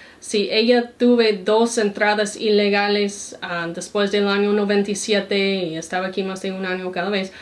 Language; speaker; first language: Spanish; non-native, fluent; English